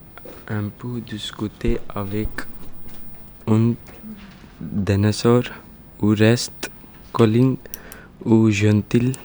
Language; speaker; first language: French; non-native, learner; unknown